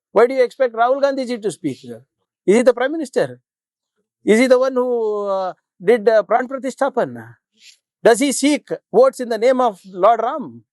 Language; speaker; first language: English; non-native, local second language; Kannada